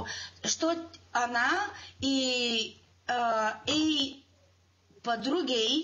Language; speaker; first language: Russian; non-native, learner; Bulgarian